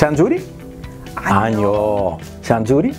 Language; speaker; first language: Korean; non-native, learner; English